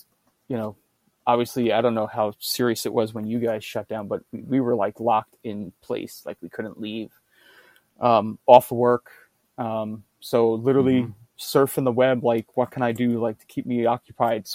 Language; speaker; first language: English; native; English